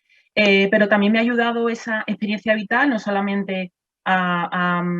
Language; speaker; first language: Spanish; native; Spanish